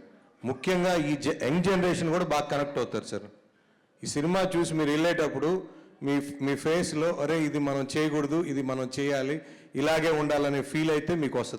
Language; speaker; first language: Telugu; native; Telugu